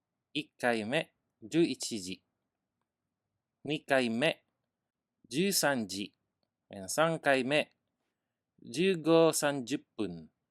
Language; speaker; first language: Japanese; non-native, learner; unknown